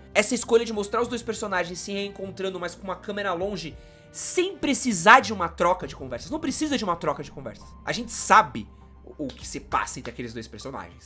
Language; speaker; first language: Portuguese; native; Portuguese